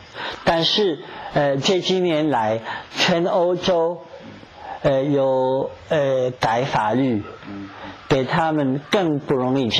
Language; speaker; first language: Chinese; non-native, fluent; English